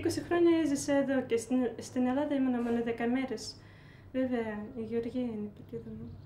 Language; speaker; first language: Greek; non-native, fluent; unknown